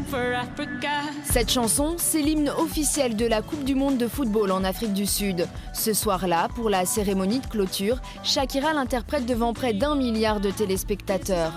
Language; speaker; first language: French; native; French